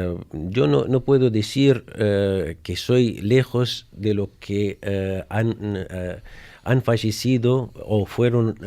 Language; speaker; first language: Spanish; non-native, fluent; Arabic